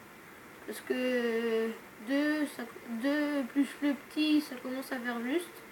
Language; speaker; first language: French; native; French